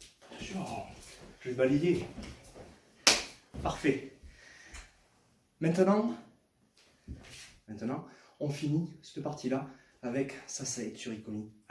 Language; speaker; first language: French; native; French